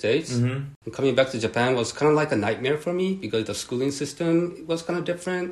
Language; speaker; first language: English; early bilingual, other home language; Japanese